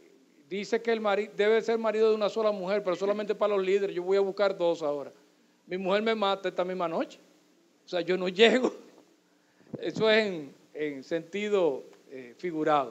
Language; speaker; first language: Spanish; native; Spanish